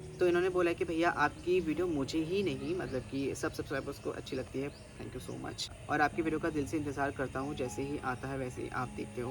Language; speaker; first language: Hindi; non-native, local second language; Bangla